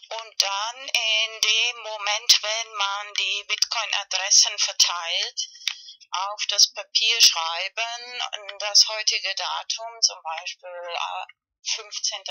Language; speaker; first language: German; non-native, fluent; Spanish